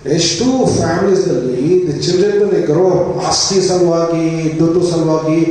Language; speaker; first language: Kannada; non-native, learner; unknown